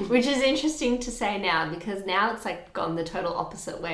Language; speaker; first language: English; native; English